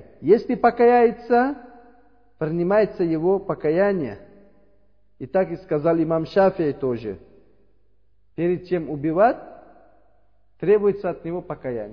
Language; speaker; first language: Russian; non-native, learner; Uzbek